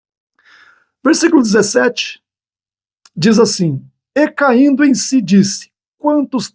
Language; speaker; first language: Portuguese; native; Portuguese